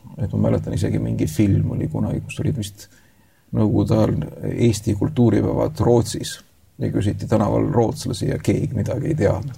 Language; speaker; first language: Estonian; native; Estonian